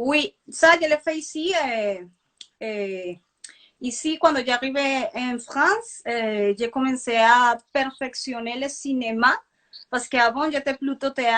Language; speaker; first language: French; non-native, fluent; Spanish